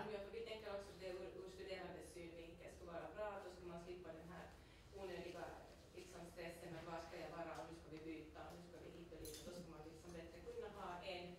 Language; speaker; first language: Swedish; native; Swedish